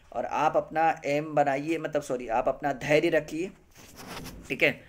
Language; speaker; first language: Hindi; native; Hindi